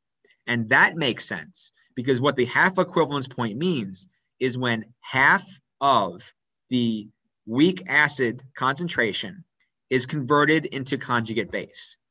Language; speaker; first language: English; native; English